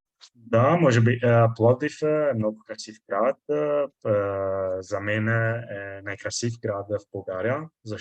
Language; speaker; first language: Bulgarian; non-native, learner; Italian